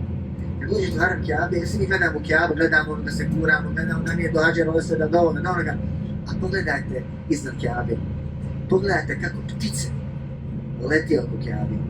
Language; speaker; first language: Bosnian; native; Bosnian